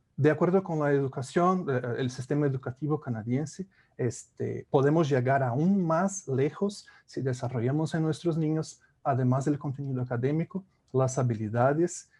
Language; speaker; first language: Spanish; non-native, fluent; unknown